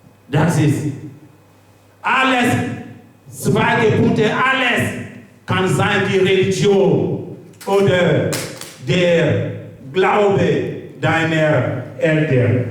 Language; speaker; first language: German; non-native, learner; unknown